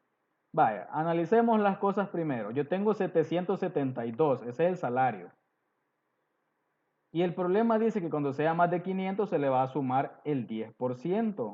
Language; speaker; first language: Spanish; native; Spanish